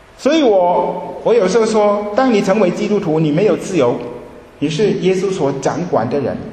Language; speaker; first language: Chinese; early bilingual, heritage; Chinese